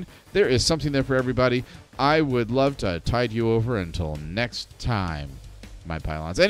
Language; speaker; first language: English; native; English